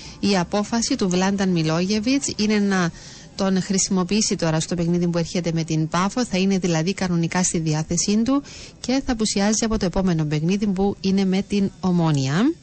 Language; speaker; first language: Greek; native; Greek